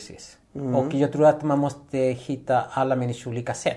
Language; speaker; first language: Swedish; non-native, fluent; Spanish